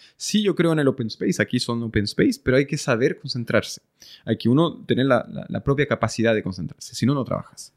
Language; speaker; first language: Spanish; early bilingual, other home language; French